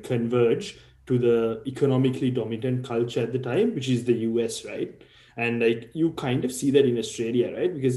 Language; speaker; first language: English; non-native, local second language; Sinhala